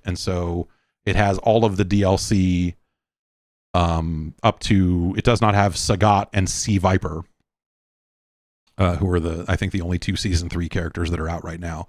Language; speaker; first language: English; native; English